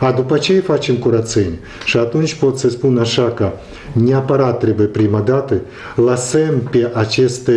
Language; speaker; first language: Romanian; non-native, local second language; Russian